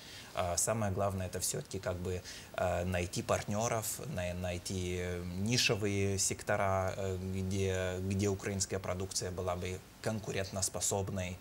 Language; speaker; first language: Russian; non-native, fluent; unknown